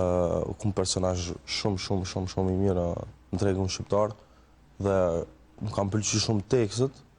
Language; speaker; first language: Albanian; early bilingual, heritage; Albanian